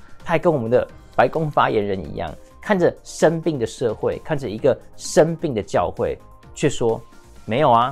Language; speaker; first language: Chinese; native; Chinese